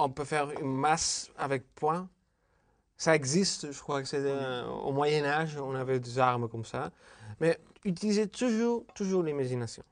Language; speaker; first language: French; non-native, fluent; Spanish